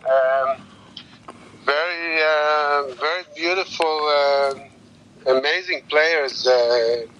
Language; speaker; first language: English; non-native, learner; Hebrew